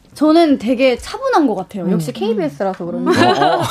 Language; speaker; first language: Korean; native; Korean